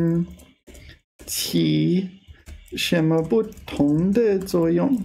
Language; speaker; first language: Chinese; non-native, learner; English